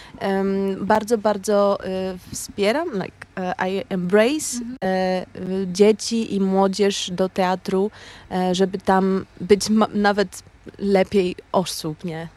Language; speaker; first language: Polish; non-native, learner; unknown